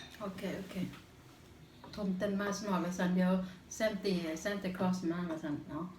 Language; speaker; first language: Swedish; non-native, learner; Thai